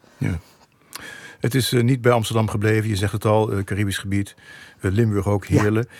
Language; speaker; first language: Dutch; native; Dutch